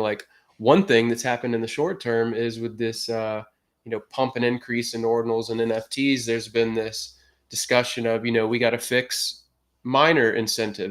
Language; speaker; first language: English; native; English